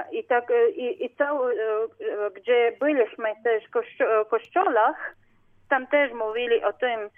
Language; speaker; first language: Polish; non-native, learner; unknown